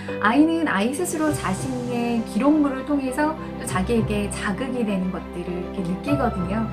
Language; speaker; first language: Korean; native; Korean